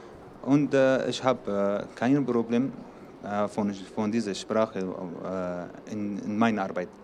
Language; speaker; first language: German; non-native, learner; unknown